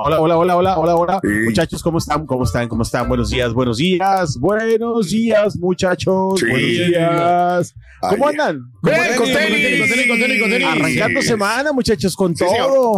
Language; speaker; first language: Spanish; native; Spanish